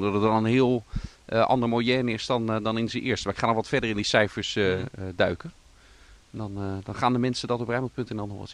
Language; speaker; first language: Dutch; native; Dutch